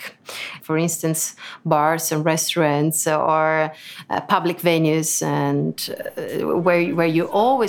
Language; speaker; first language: English; non-native, fluent; Italian